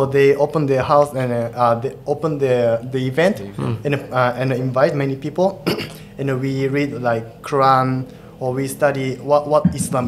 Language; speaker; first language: English; non-native, fluent; Japanese